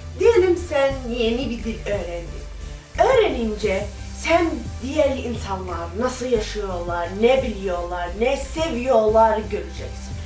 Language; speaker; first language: Turkish; non-native, learner; Arabic